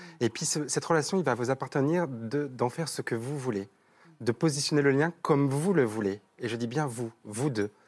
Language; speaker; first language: French; native; French